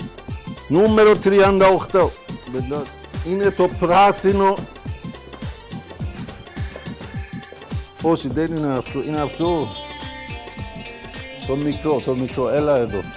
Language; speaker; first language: Greek; non-native, fluent; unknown